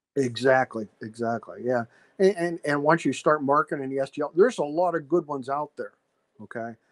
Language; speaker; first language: English; native; English